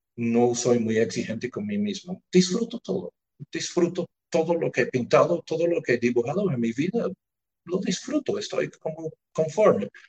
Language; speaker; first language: Spanish; non-native, fluent; English